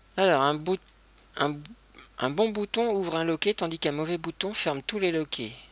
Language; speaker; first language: French; native; French